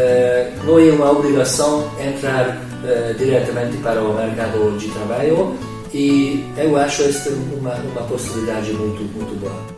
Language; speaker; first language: Portuguese; non-native, learner; Hungarian